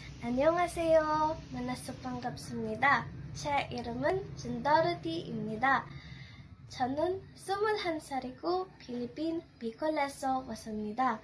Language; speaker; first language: Korean; non-native, learner; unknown